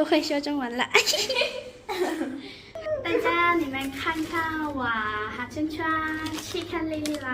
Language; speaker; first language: Chinese; non-native, learner; Hmong